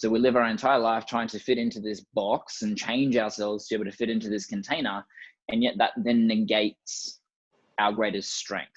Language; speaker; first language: English; native; English